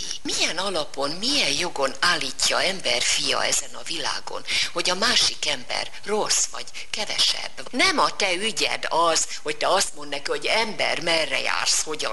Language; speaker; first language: Hungarian; native; Hungarian